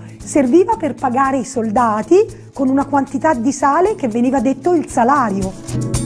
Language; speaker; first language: Italian; native; Italian